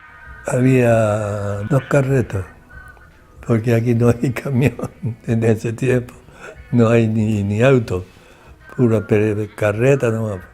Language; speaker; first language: Spanish; non-native, local second language; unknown